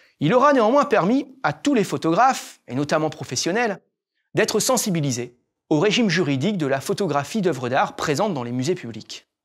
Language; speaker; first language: French; native; French